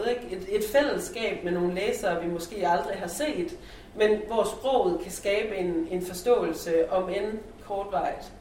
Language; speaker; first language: Danish; native; Danish